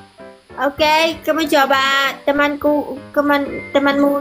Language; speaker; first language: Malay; non-native, learner; Vietnamese